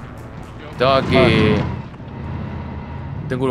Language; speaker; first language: Spanish; native; Spanish